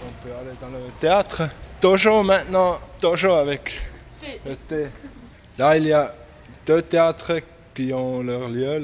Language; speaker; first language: French; non-native, local second language; German